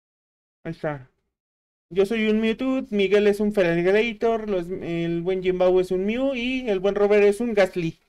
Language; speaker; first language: Spanish; native; Spanish